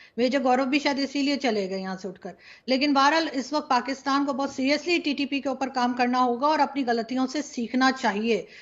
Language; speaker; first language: Urdu; native; Urdu